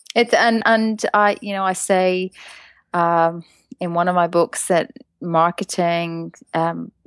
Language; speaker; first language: English; native; English